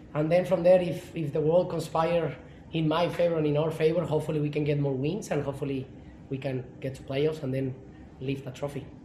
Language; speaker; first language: English; non-native, fluent; Spanish